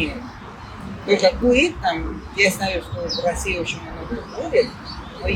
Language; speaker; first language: Russian; non-native, fluent; Spanish